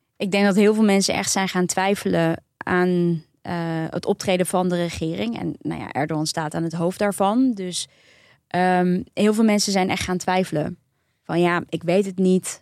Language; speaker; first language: Dutch; early bilingual, other home language; Turkish